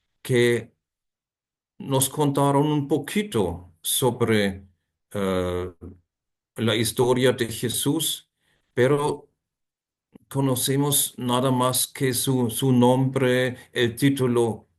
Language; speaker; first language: Spanish; non-native, fluent; German